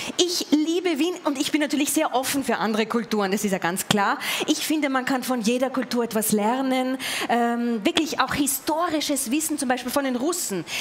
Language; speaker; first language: German; native; German